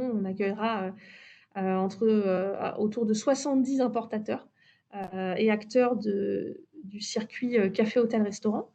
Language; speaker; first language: French; native; French